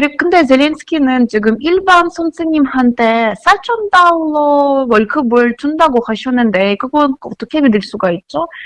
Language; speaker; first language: Korean; non-native, fluent; Ukrainian